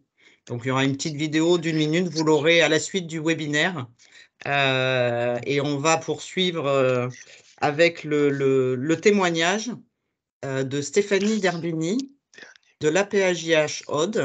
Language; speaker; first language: French; native; French